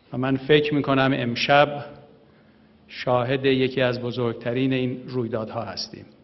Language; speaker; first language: Persian; native; Persian